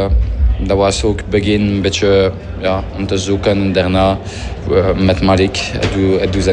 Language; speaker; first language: Dutch; non-native, fluent; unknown